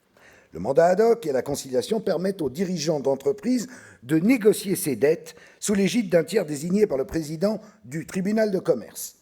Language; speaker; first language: French; native; French